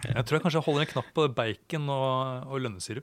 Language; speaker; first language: Norwegian; native; Norwegian